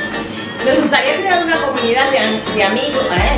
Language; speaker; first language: Spanish; native; Spanish